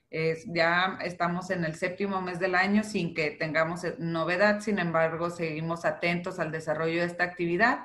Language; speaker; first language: Spanish; native; Spanish